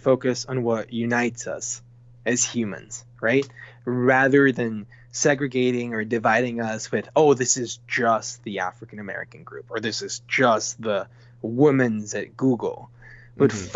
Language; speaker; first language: English; non-native, fluent; Spanish